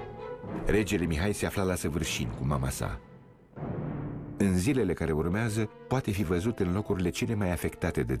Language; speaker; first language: Romanian; native; Romanian